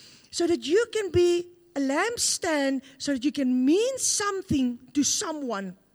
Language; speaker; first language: English; non-native, local second language; Afrikaans